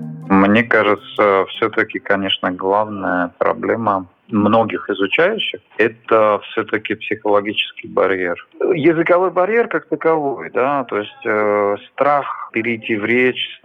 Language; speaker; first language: Russian; native; Russian